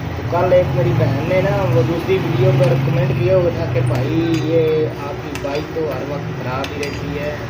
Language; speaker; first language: Urdu; non-native, local second language; Punjabi